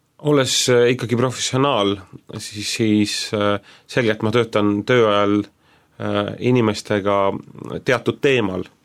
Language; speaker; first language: Estonian; native; Estonian